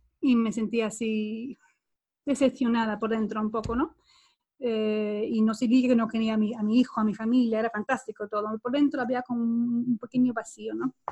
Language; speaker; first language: Spanish; non-native, fluent; Swedish